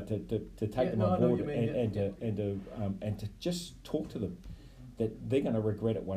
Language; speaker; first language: English; native; English